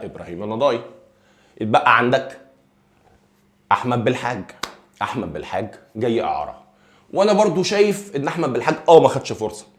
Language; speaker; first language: Arabic; native; Arabic